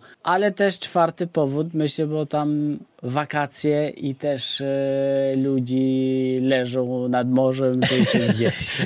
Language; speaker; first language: Polish; non-native, fluent; Albanian